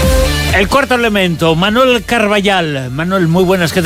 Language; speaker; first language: Spanish; native; Spanish